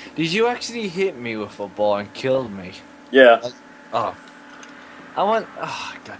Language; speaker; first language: English; native; English